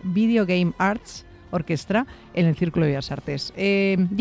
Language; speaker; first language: Spanish; native; Spanish